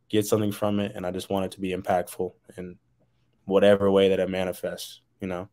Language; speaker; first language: English; native; English